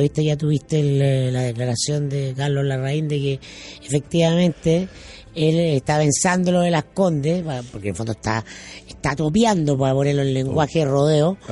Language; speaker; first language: Spanish; native; Spanish